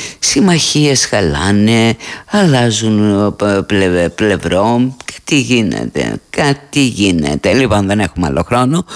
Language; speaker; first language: Greek; native; Greek